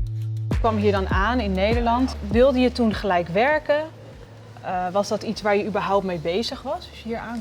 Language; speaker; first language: Dutch; native; Dutch